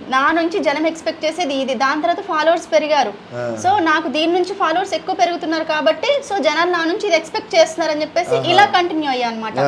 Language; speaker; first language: Telugu; non-native, local second language; Hindi